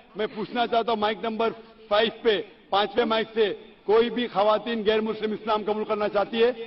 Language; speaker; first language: Hindi; non-native, local second language; Konkani